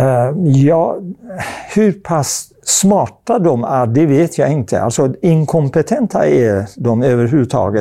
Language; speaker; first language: Swedish; non-native, fluent; Persian